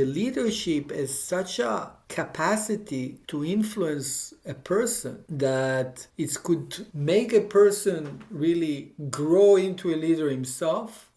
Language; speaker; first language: English; non-native, fluent; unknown